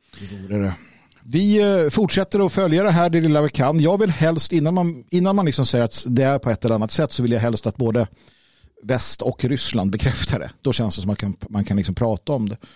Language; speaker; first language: Swedish; native; Swedish